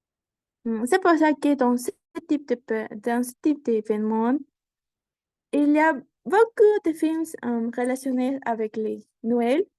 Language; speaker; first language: French; non-native, learner; Spanish